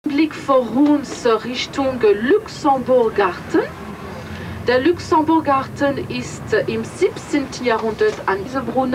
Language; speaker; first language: German; non-native, fluent; French